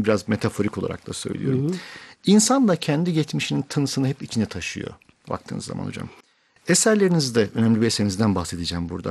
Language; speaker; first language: Turkish; native; Turkish